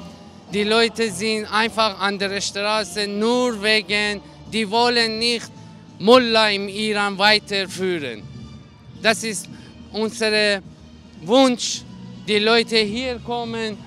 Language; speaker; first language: German; non-native, learner; Persian